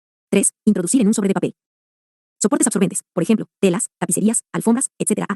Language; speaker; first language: Spanish; native; Spanish